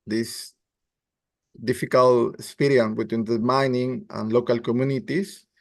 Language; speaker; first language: English; non-native, learner; Spanish